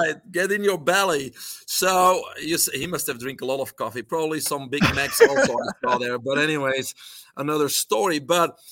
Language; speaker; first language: English; non-native, fluent; Dutch